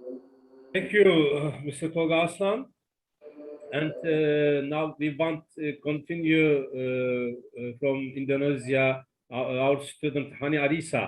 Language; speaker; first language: English; non-native, learner; Turkish